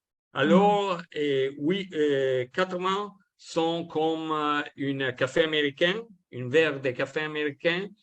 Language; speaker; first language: French; non-native, learner; Italian